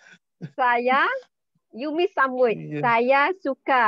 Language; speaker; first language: Malay; native; Malay